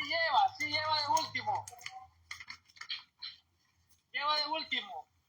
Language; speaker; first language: Spanish; native; Spanish